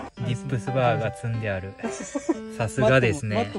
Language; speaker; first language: Japanese; native; Japanese